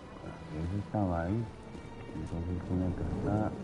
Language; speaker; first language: Spanish; non-native, fluent; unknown